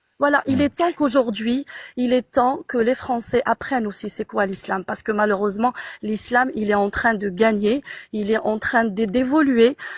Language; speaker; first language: French; non-native, local second language; Arabic